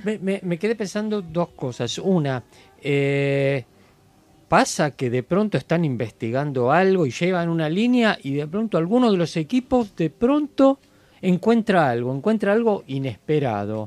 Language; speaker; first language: Spanish; native; Spanish